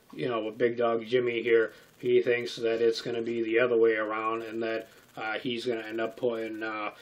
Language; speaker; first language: English; native; English